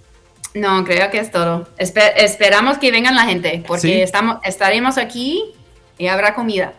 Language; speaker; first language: Spanish; non-native, fluent; English